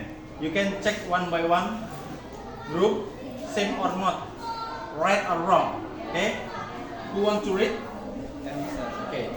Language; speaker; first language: English; non-native, learner; Indonesian